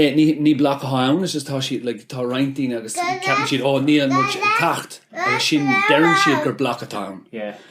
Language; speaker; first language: Irish; non-native, local second language; English